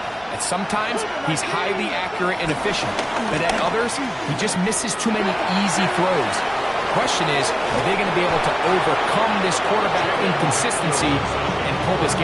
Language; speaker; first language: English; native; English